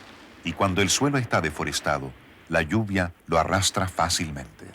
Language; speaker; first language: Spanish; native; Spanish